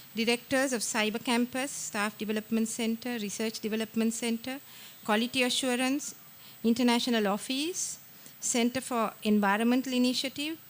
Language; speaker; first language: English; non-native, local second language; Sinhala